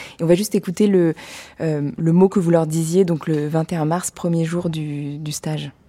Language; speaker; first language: French; native; French